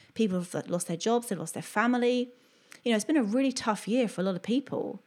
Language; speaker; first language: English; native; English